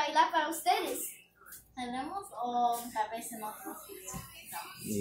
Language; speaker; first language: Spanish; early bilingual, heritage; Spanish